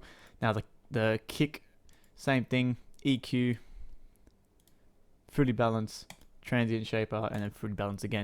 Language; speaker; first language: English; native; English